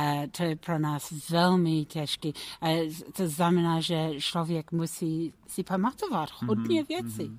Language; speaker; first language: Czech; non-native, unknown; English